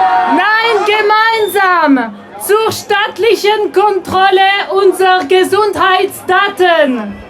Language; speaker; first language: German; non-native, local second language; French